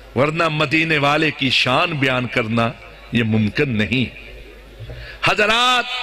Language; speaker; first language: Urdu; non-native, local second language; Punjabi